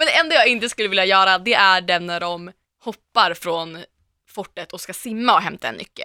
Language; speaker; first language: Swedish; native; Swedish